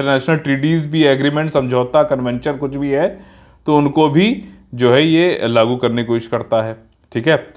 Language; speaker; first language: Hindi; native; Hindi